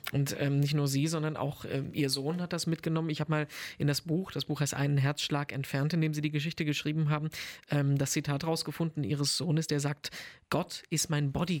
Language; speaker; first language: German; native; German